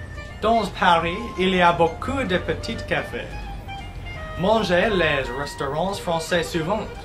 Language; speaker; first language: French; non-native, learner; English